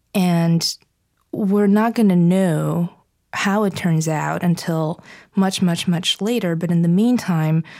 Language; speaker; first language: English; non-native, fluent; Bulgarian